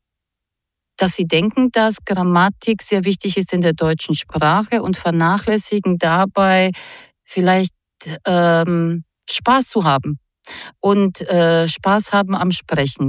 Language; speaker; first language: German; non-native, fluent; Croatian